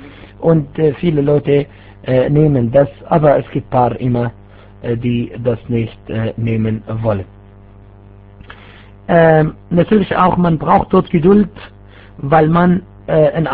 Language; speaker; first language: German; non-native, fluent; Arabic